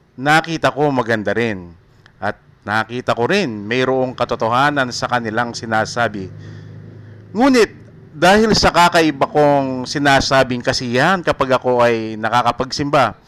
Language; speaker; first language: Filipino; non-native, local second language; Pampanga